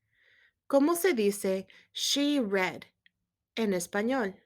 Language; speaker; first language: Spanish; non-native, learner; English